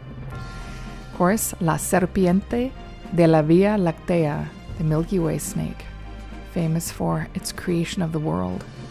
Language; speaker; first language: English; native; English